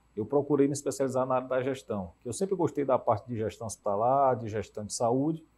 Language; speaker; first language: Portuguese; native; Portuguese